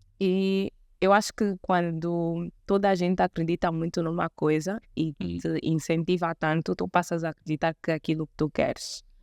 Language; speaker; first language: Portuguese; native; Portuguese